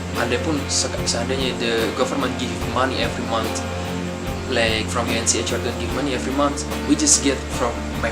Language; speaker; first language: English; non-native, learner; Arabic